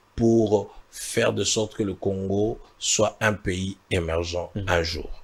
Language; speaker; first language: French; non-native, local second language; Swahili